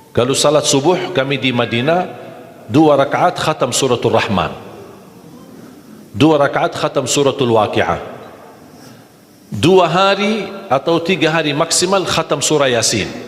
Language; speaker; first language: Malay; non-native, fluent; Arabic